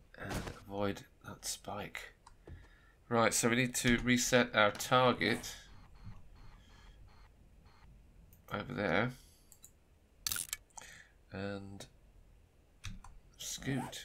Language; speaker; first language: English; native; English